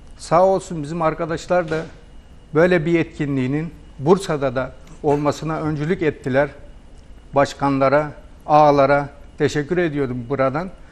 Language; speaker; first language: Turkish; native; Turkish